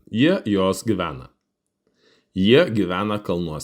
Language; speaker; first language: Lithuanian; non-native, fluent; Russian